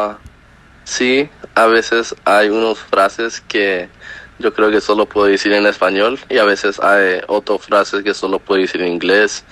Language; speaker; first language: Spanish; early bilingual, heritage; Spanish